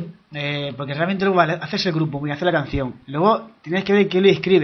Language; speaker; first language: Spanish; native; Spanish